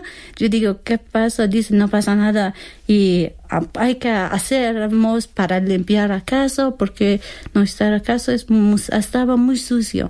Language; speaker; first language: Spanish; non-native, learner; Persian